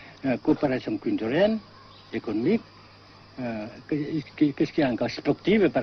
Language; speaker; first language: French; non-native, fluent; Vietnamese